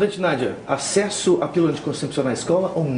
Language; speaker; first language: Portuguese; native; Portuguese